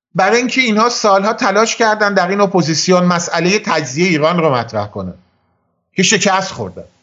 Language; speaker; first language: Persian; native; Persian